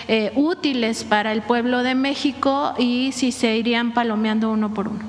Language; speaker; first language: Spanish; native; Spanish